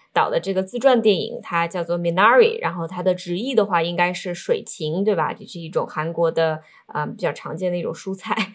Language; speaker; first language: Chinese; native; Chinese